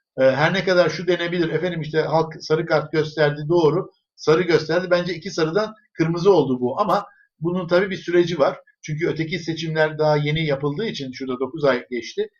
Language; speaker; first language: Turkish; early bilingual, other home language; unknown